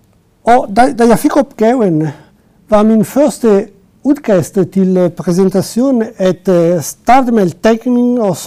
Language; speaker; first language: Danish; non-native, fluent; Italian